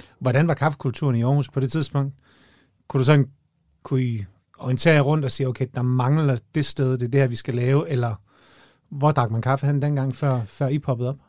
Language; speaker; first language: Danish; native; Danish